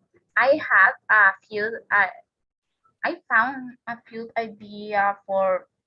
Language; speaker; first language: English; non-native, learner; Spanish